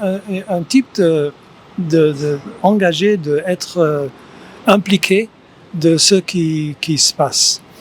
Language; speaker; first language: French; early bilingual, heritage; English